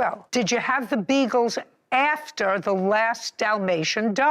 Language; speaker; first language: English; native; English